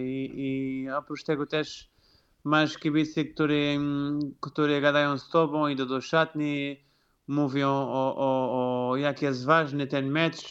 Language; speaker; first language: Polish; non-native, fluent; Portuguese